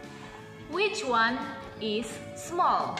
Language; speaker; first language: English; non-native, local second language; Indonesian